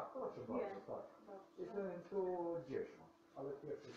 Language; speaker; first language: Polish; non-native, learner; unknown